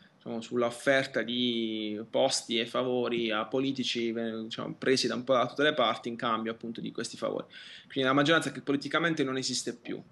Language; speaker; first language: Italian; native; Italian